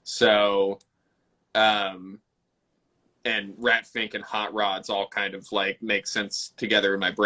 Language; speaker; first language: English; native; English